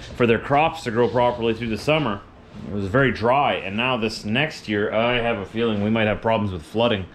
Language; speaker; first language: English; native; English